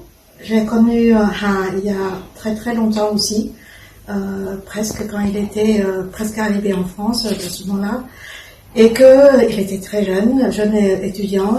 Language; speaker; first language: French; non-native, fluent; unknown